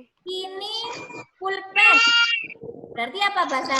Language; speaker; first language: Indonesian; native; Indonesian